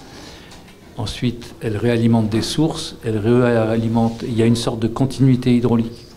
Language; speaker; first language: French; native; French